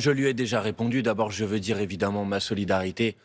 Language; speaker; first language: French; native; French